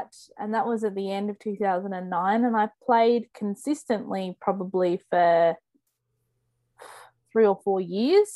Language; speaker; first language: English; native; English